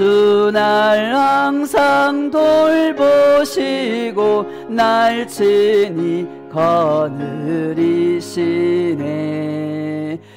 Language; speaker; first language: Korean; native; Korean